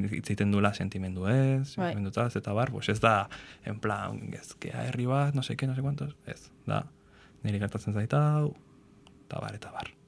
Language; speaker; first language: Basque; non-native, local second language; Spanish